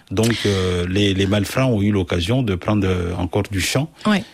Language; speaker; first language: French; non-native, local second language; Comorian